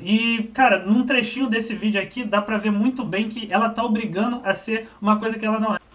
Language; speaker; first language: Portuguese; native; Portuguese